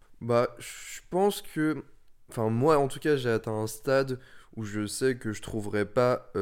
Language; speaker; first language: French; early bilingual, other home language; Vietnamese